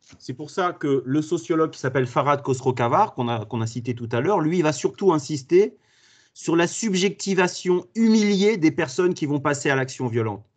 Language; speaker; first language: French; native; French